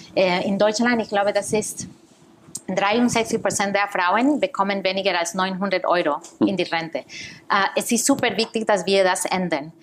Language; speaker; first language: German; non-native, fluent; Spanish